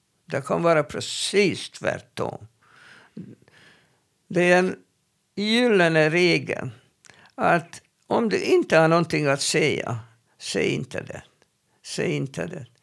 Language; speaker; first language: Swedish; non-native, fluent; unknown